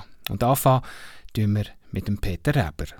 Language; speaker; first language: German; native; German